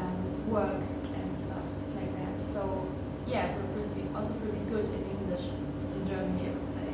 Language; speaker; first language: English; non-native, fluent; German